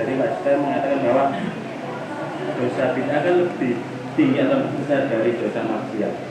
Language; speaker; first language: Indonesian; native; Indonesian